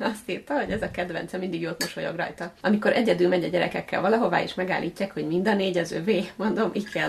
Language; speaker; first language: Hungarian; native; Hungarian